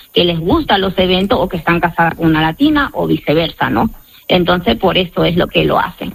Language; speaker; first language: Spanish; native; Spanish